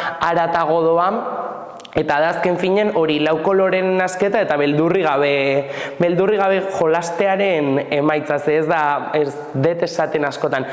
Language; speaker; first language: Basque; native; Basque